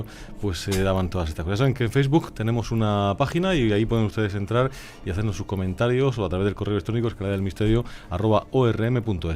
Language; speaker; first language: Spanish; native; Spanish